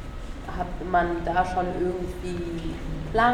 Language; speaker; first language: German; native; German